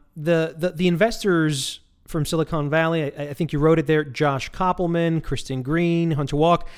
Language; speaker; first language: English; early bilingual, other home language; Spanish